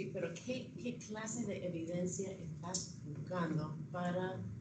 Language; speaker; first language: Spanish; non-native, fluent; English